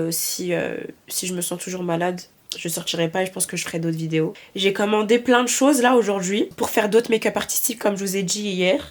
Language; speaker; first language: French; native; French